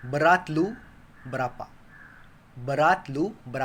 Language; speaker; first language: Indonesian; non-native, learner; Kannada